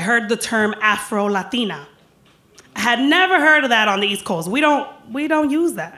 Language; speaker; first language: English; early bilingual, other home language; Spanish